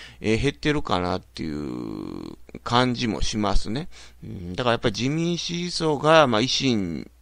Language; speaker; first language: Japanese; native; Japanese